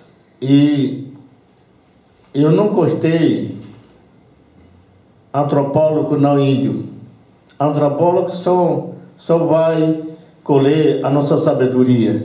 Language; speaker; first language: Portuguese; non-native, local second language; Yanomámi